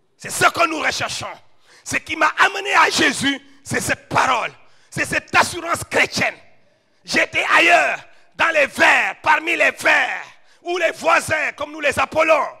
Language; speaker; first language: French; non-native, local second language; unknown